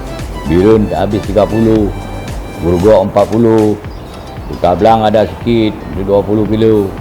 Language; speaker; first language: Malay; non-native, local second language; Achinese